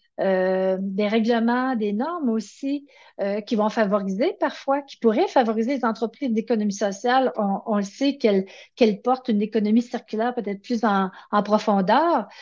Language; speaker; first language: French; native; French